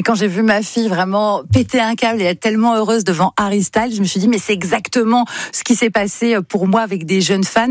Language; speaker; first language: French; native; French